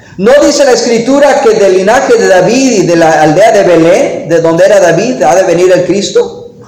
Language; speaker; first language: Spanish; non-native, fluent; English